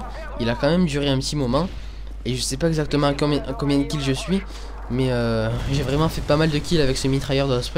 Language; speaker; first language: French; native; French